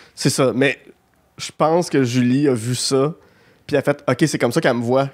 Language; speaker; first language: French; native; French